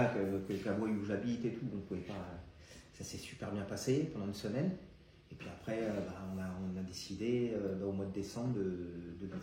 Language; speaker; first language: French; native; French